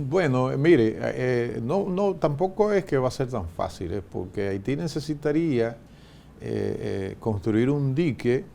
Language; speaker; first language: Spanish; native; Spanish